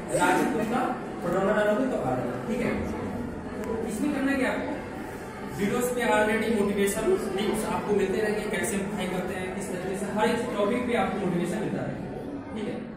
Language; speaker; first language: Hindi; native; Hindi